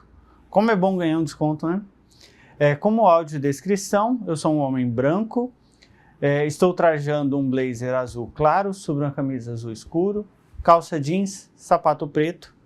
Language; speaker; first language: Portuguese; native; Portuguese